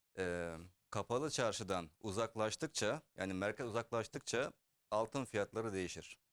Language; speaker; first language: Turkish; early bilingual, heritage; Turkish